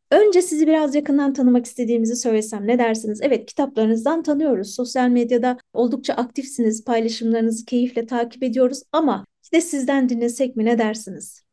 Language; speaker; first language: Turkish; native; Turkish